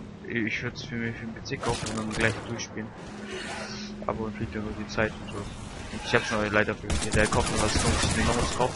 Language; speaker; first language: German; native; German